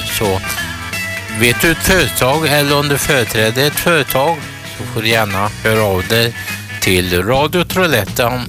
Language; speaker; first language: Swedish; native; Swedish